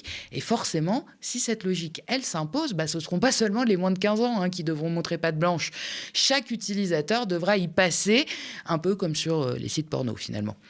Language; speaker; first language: French; native; French